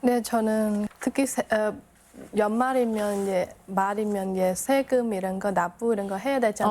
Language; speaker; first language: Korean; non-native, fluent; Khmer